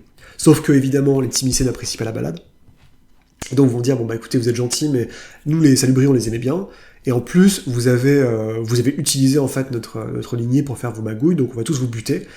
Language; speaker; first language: French; native; French